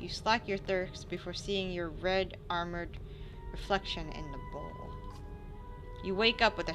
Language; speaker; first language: English; native; English